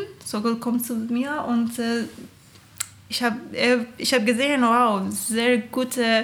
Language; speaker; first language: German; non-native, learner; Persian